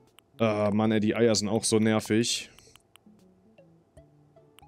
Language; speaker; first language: German; native; German